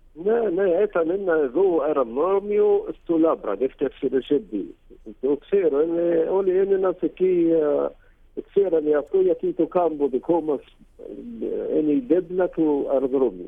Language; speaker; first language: Greek; non-native, learner; Arabic